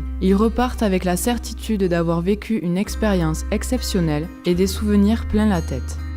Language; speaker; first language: French; native; French